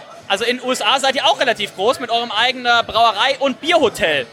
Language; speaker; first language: German; native; German